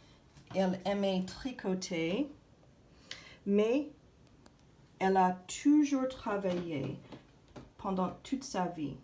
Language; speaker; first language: French; non-native, fluent; English